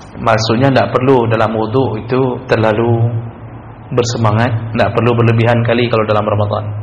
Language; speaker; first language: Malay; non-native, local second language; Achinese